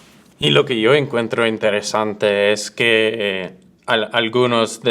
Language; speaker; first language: Spanish; early bilingual, other home language; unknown